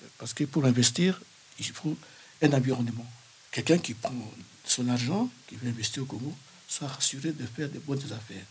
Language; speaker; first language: French; non-native, local second language; Kongo